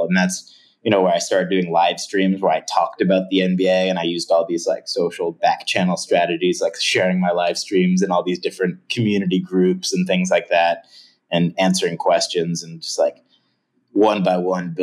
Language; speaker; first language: English; native; English